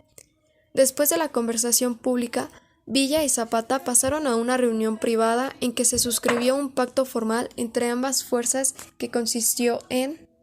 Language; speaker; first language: Spanish; native; Spanish